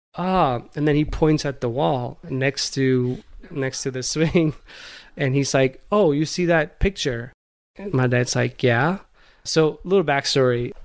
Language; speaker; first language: English; non-native, local second language; Gujarati